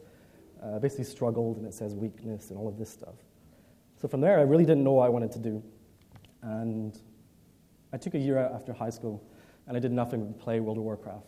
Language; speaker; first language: English; native; English